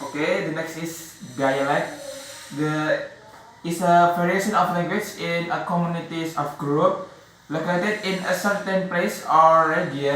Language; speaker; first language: English; non-native, learner; Javanese